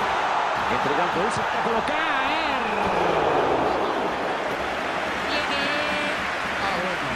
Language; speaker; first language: Spanish; native; Spanish